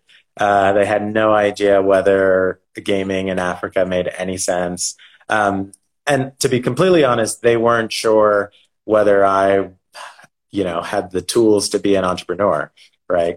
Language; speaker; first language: English; native; English